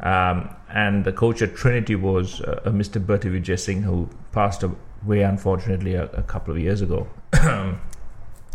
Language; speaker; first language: English; non-native, local second language; Sinhala